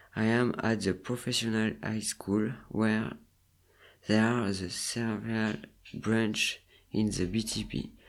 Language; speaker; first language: English; non-native, learner; French